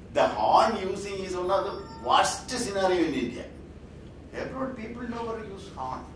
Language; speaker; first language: English; non-native, local second language; Malayalam